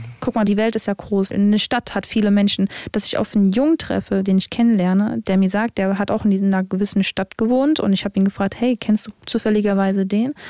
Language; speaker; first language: German; early bilingual, other home language; Serbian